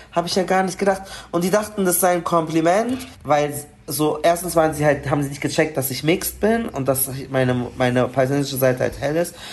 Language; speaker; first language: German; early bilingual, other home language; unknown